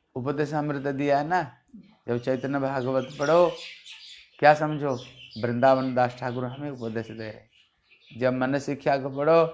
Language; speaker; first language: Hindi; non-native, local second language; Bangla